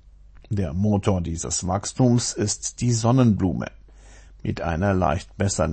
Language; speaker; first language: German; native; German